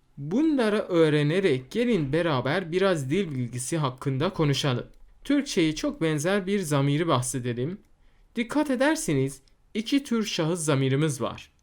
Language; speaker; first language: Turkish; non-native, fluent; Persian